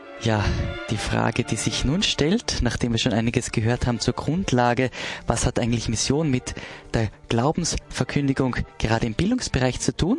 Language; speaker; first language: German; native; German